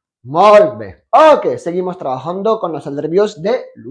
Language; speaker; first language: Spanish; non-native, fluent; French